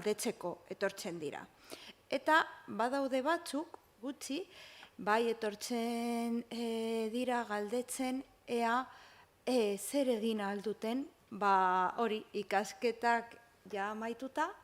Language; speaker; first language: Basque; non-native, local second language; Spanish